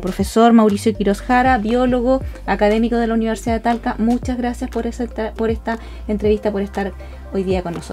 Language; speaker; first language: Spanish; native; Spanish